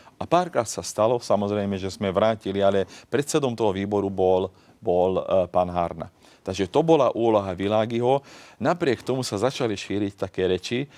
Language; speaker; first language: Slovak; non-native, local second language; Hungarian